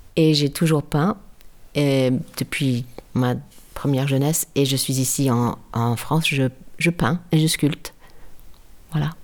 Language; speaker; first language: French; non-native, fluent; English